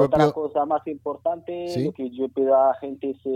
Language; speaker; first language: Spanish; non-native, learner; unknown